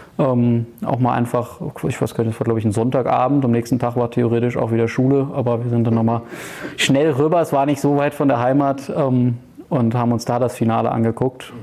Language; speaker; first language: German; early bilingual, heritage; German